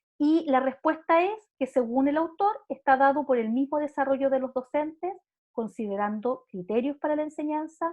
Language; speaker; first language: Spanish; native; Spanish